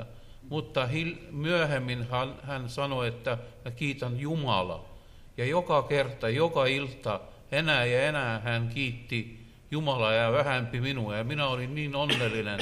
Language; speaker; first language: Finnish; non-native, learner; Russian